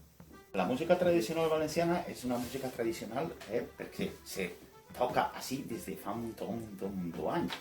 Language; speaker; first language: Catalan; native; Catalan